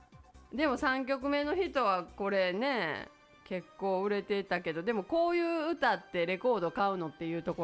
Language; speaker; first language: Japanese; native; Japanese